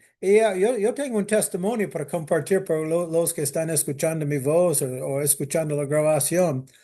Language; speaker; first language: Spanish; non-native, fluent; English